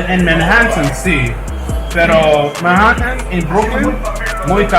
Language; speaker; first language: Spanish; non-native, learner; English